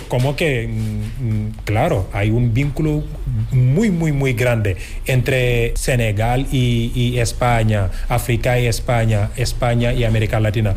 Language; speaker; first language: Spanish; non-native, fluent; Wolof